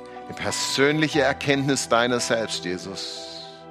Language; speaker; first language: German; native; German